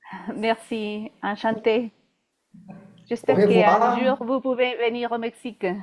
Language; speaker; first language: French; non-native, fluent; Spanish